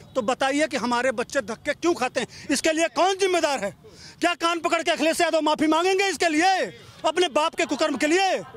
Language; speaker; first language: Hindi; native; Hindi